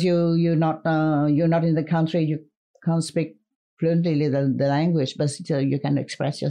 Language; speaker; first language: English; non-native, fluent; Vietnamese